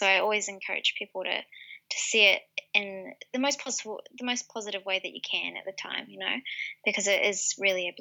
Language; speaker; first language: English; native; English